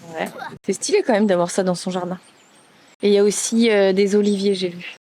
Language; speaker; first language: French; native; French